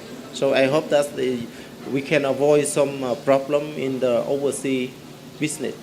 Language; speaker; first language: English; non-native, learner; Vietnamese